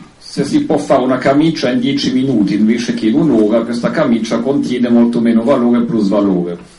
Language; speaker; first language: Italian; non-native, fluent; German